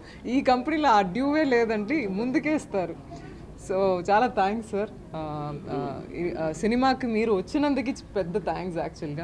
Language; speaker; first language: Telugu; non-native, fluent; Tamil